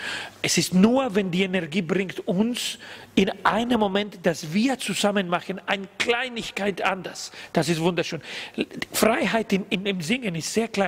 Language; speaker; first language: German; non-native, learner; Spanish